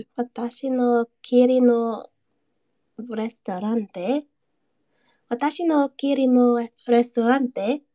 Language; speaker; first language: Japanese; non-native, learner; English